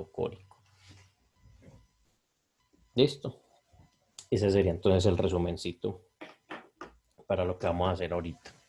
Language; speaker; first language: Spanish; native; Spanish